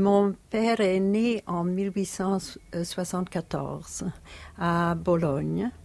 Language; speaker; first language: French; non-native, fluent; Italian